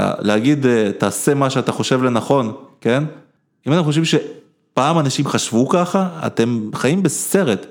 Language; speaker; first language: Hebrew; early bilingual, other home language; Russian